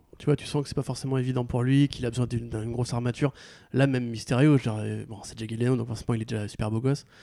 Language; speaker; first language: French; native; French